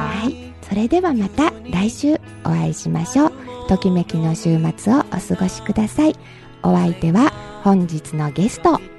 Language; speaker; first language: Japanese; native; Japanese